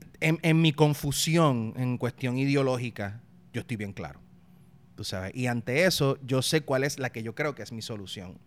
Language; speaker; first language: Spanish; native; Spanish